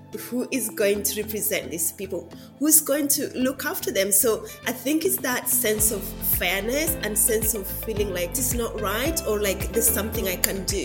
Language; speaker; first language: English; non-native, local second language; Luo (Kenya and Tanzania)